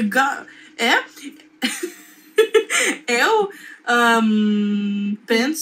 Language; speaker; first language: Portuguese; non-native, learner; Russian